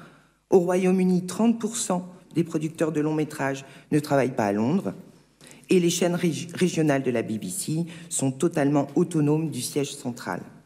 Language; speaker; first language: French; native; French